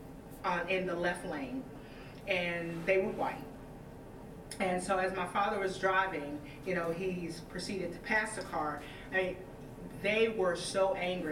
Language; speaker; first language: English; native; English